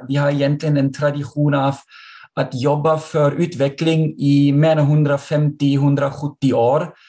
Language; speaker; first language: Swedish; non-native, fluent; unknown